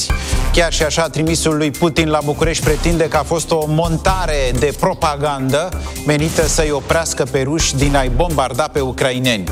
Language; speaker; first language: Romanian; native; Romanian